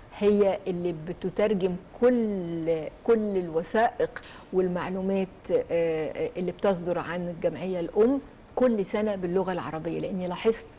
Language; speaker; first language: Arabic; native; Arabic